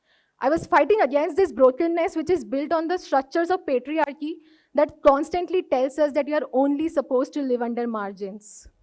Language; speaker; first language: English; non-native, local second language; Hindi